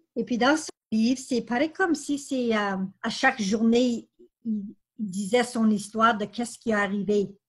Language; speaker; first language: French; native; French